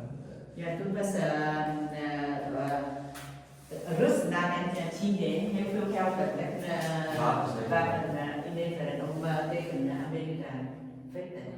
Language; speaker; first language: Dutch; non-native, learner; Vietnamese